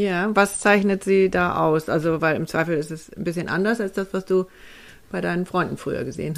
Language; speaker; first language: German; native; German